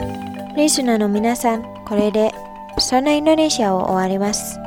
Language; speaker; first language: Japanese; non-native, fluent; Indonesian